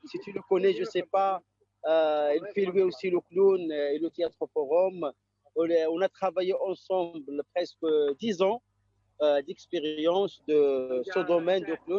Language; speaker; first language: French; non-native, local second language; Arabic